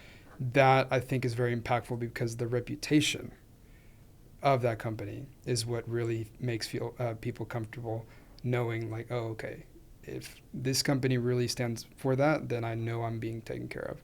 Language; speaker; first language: English; non-native, fluent; Spanish